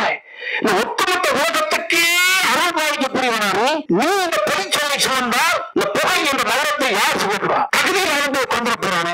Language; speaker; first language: Tamil; native; Tamil